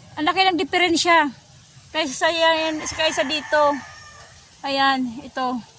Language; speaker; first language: Filipino; non-native, local second language; Waray